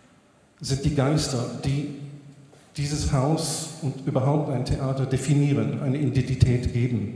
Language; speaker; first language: German; non-native, fluent; Hebrew